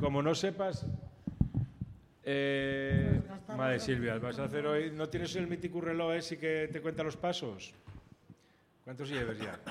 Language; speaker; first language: Spanish; native; Spanish